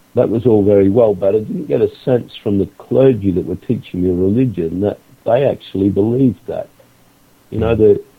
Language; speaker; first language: English; native; English